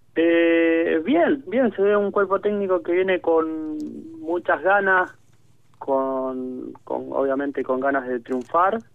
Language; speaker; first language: Spanish; native; Spanish